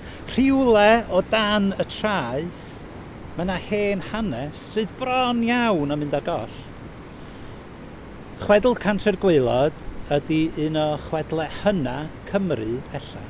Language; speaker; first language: Welsh; native; Welsh